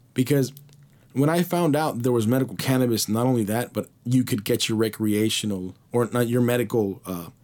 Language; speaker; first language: English; early bilingual, other home language; Spanish